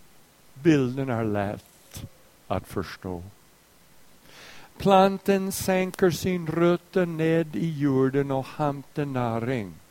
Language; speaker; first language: Swedish; non-native, fluent; English